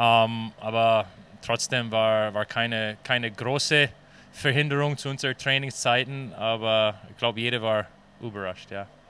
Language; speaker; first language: German; non-native, fluent; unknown